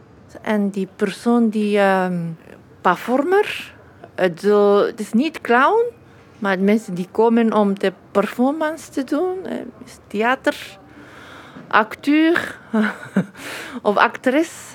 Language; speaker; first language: Dutch; non-native, learner; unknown